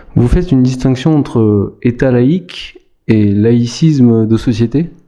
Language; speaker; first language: French; native; French